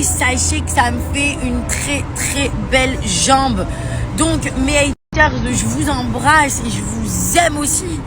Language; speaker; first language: French; native; French